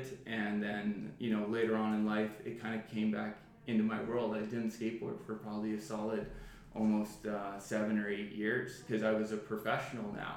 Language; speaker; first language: English; native; English